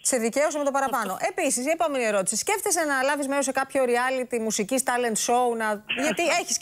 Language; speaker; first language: Greek; native; Greek